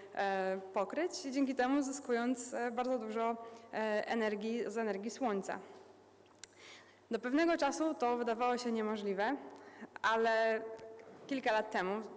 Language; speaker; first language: Polish; native; Polish